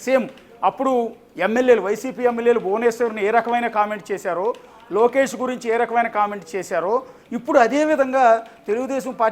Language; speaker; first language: Telugu; native; Telugu